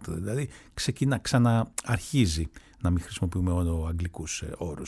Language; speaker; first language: Greek; native; Greek